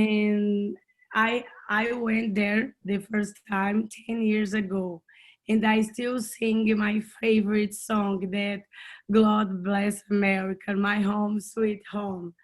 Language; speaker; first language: English; non-native, learner; Portuguese